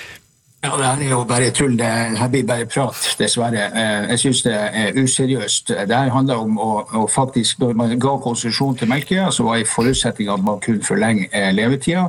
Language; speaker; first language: Norwegian; native; Norwegian